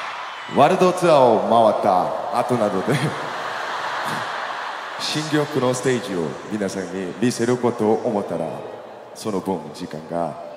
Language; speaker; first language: Japanese; non-native, fluent; Korean